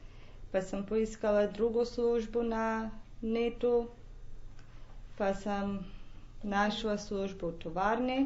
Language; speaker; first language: Slovenian; non-native, local second language; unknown